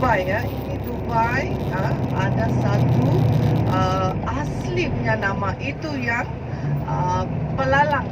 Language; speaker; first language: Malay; non-native, local second language; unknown